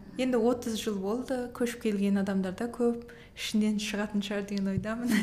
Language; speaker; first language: Kazakh; early bilingual, heritage; Kazakh